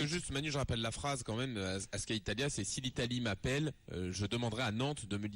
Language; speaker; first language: French; native; French